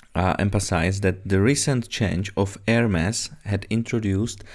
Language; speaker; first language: English; non-native, fluent; Czech